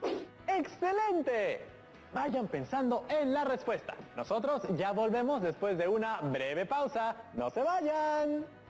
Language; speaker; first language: Spanish; native; Spanish